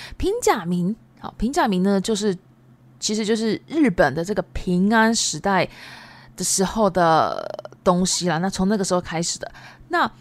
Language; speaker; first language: Chinese; native; Chinese